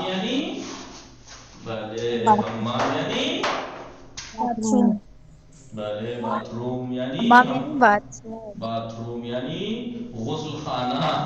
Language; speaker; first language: Persian; non-native, fluent; Urdu